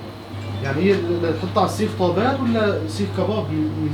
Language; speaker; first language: Arabic; native; Arabic